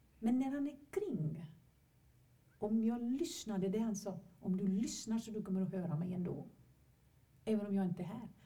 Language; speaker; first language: Swedish; non-native, fluent; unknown